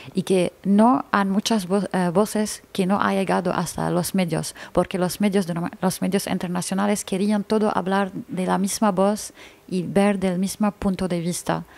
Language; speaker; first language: Spanish; non-native, learner; Arabic